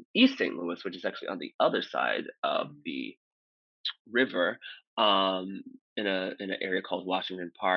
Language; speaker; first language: English; native; English